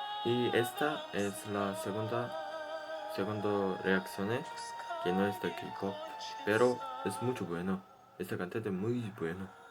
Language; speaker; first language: Spanish; non-native, learner; Portuguese